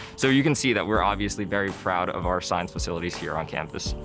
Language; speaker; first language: English; native; English